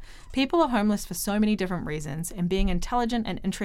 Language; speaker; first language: English; native; English